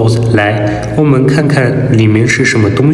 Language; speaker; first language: Chinese; non-native, fluent; Kazakh